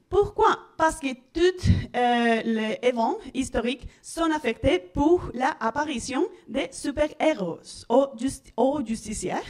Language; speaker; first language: French; non-native, learner; Spanish